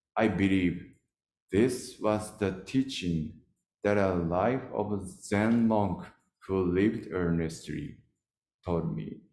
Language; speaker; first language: English; non-native, learner; Japanese